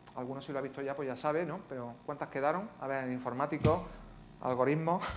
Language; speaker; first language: Spanish; native; Spanish